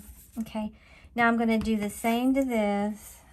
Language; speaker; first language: English; native; English